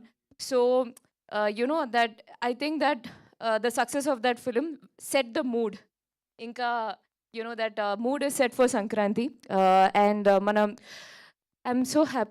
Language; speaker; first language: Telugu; non-native, local second language; Malayalam